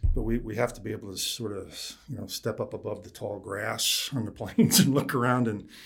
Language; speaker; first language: English; native; English